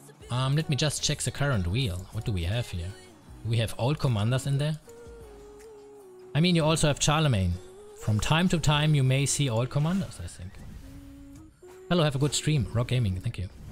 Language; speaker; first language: English; non-native, fluent; German